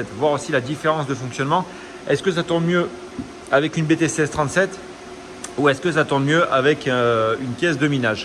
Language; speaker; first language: French; native; French